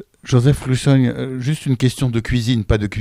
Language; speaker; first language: French; native; French